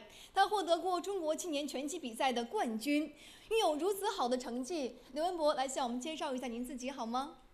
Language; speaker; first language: Chinese; native; Chinese